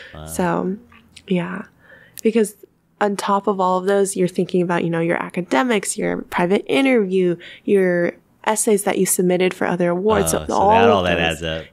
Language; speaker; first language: English; native; English